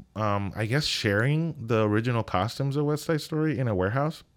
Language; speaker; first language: English; non-native, fluent; Spanish